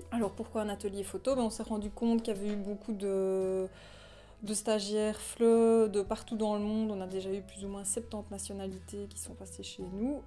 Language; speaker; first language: French; native; French